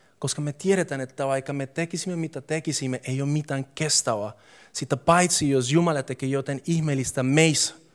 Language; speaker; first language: Finnish; non-native, fluent; Spanish